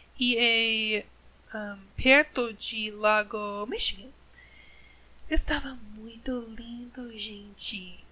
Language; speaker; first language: Portuguese; non-native, learner; English